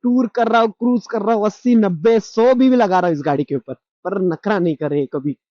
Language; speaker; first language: Hindi; non-native, local second language; Marathi